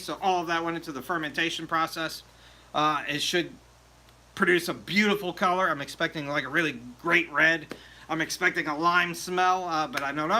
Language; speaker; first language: English; native; English